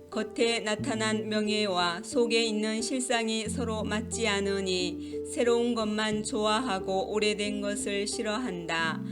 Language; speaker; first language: Korean; native; Korean